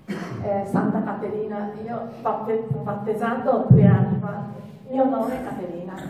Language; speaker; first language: Italian; non-native, learner; Japanese